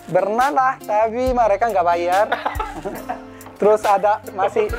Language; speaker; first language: Indonesian; non-native, fluent; Arabic